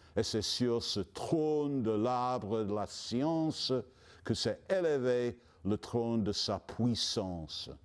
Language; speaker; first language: French; non-native, fluent; English